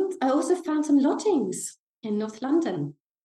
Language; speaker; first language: English; non-native, fluent; Danish